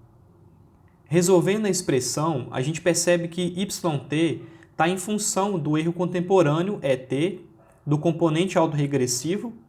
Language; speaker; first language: Portuguese; native; Portuguese